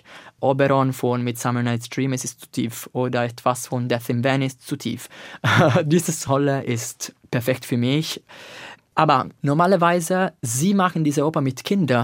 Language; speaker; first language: German; non-native, learner; Italian